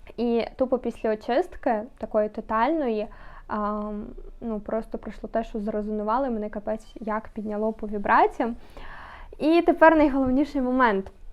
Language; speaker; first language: Ukrainian; non-native, local second language; Russian